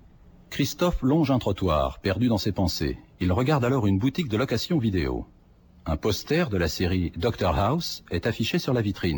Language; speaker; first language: French; native; French